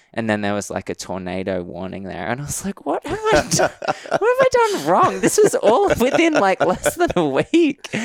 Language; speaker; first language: English; native; English